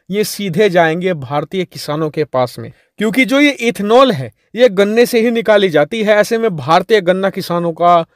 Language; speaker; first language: Hindi; native; Hindi